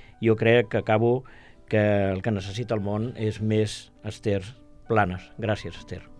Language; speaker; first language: Catalan; native; Catalan